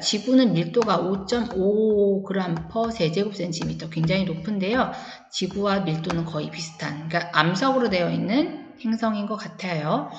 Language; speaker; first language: Korean; native; Korean